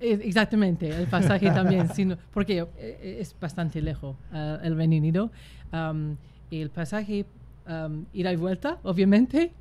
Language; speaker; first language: Spanish; non-native, fluent; English